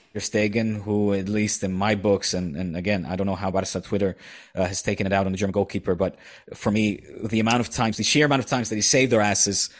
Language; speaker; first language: English; non-native, fluent; Dutch